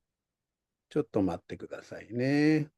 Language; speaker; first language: Japanese; non-native, fluent; Indonesian